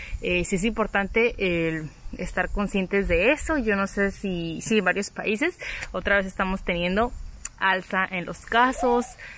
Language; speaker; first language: Spanish; native; Spanish